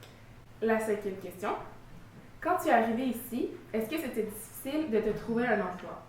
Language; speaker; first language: French; native; French